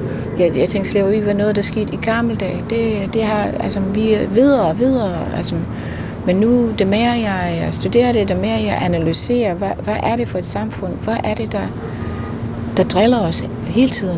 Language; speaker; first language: Danish; non-native, fluent; English